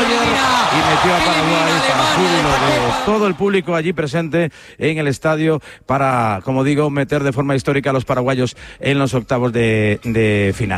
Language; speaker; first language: Spanish; native; Spanish